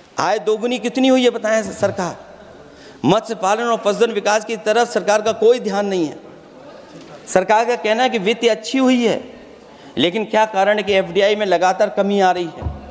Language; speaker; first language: Hindi; native; Hindi